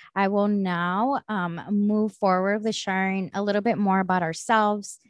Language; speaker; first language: English; early bilingual, other home language; Spanish